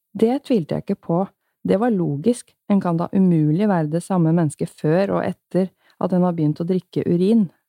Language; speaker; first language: Norwegian; native; Norwegian